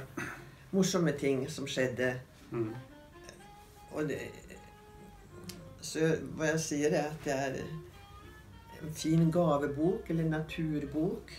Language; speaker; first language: Norwegian; native; Norwegian